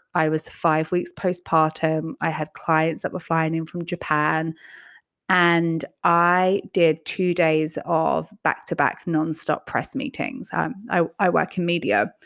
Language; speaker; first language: English; native; English